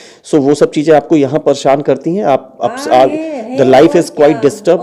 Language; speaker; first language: Hindi; native; Hindi